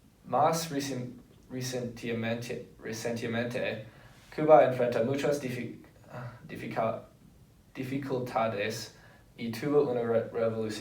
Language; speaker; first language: Spanish; non-native, learner; English